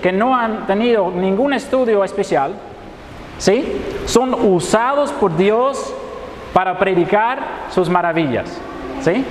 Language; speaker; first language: Spanish; non-native, fluent; Dutch